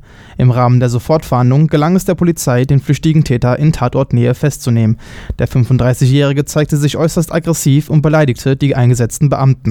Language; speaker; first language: German; native; German